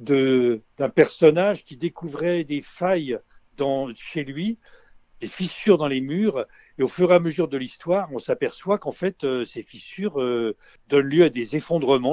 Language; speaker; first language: French; native; French